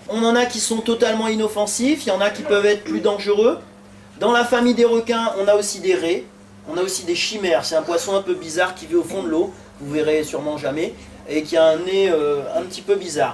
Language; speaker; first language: French; native; French